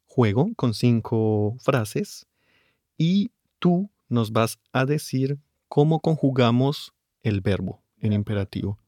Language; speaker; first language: Spanish; native; Spanish